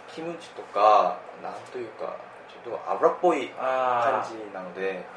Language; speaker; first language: Japanese; non-native, fluent; Korean